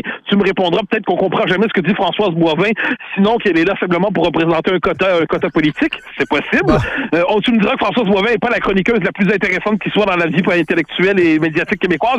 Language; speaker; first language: French; native; French